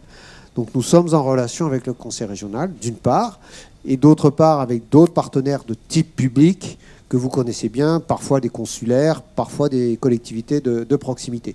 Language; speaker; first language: French; native; French